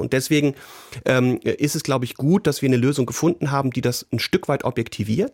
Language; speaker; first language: German; native; German